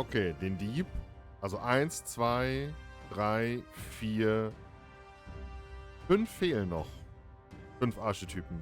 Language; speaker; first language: German; native; German